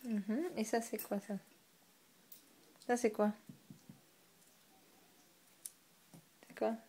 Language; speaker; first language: French; native; French